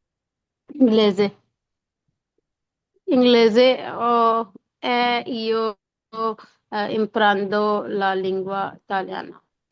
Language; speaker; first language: Italian; non-native, learner; Urdu